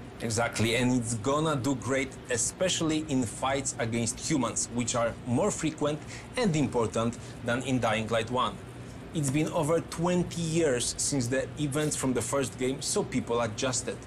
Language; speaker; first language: English; non-native, fluent; Polish